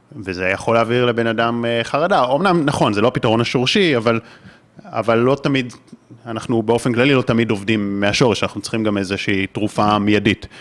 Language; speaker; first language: Hebrew; native; Hebrew